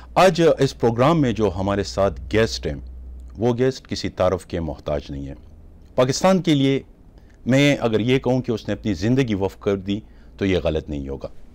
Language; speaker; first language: Urdu; native; Urdu